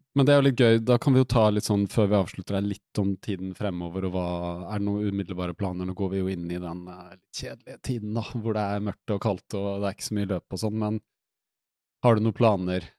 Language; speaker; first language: Norwegian; native; Norwegian